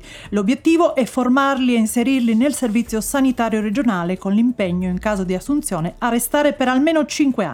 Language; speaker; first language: Italian; native; Italian